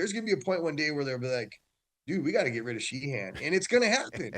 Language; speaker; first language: English; native; English